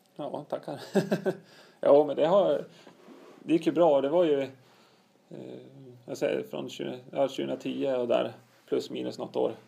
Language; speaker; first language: Swedish; native; Swedish